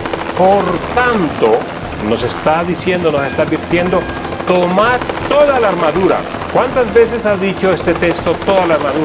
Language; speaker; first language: Spanish; native; Spanish